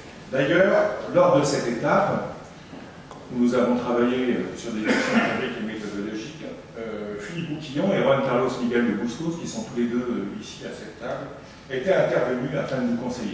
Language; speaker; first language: French; native; French